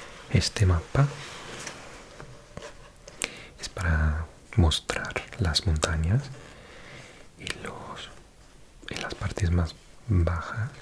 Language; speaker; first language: Spanish; non-native, fluent; English